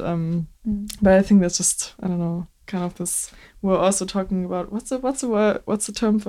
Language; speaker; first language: English; non-native, fluent; German